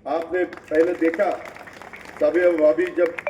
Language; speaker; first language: Hindi; non-native, local second language; Marathi